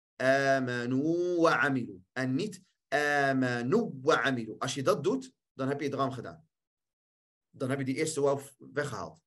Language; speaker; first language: Dutch; early bilingual, other home language; Arabic